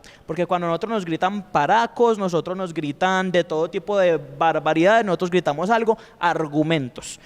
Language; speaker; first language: Spanish; native; Spanish